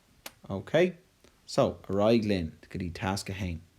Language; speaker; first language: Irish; non-native, local second language; English